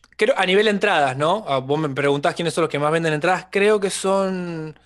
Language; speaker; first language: Spanish; native; Spanish